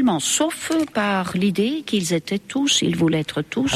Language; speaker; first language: French; non-native, fluent; Estonian